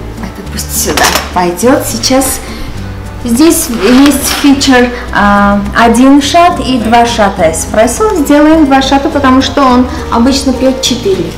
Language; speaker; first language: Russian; non-native, local second language; Armenian